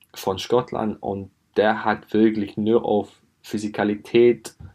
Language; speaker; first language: German; non-native, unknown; English